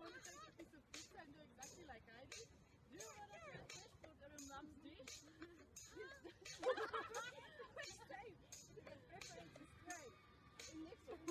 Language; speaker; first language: English; non-native, fluent; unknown